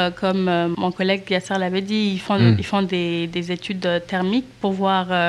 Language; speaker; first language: French; non-native, local second language; Kinyarwanda